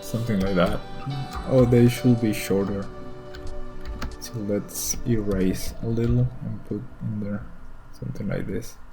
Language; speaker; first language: English; non-native, fluent; Spanish